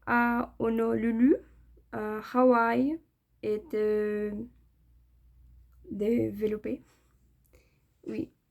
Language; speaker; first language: French; non-native, learner; Spanish